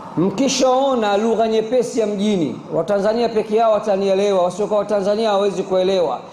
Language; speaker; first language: Swahili; native; Swahili